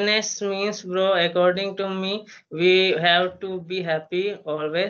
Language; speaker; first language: English; non-native, learner; Hindi